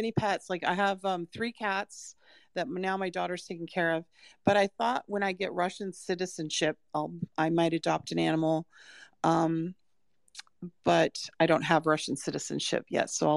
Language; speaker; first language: English; native; English